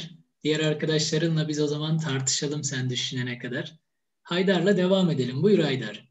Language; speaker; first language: Turkish; native; Turkish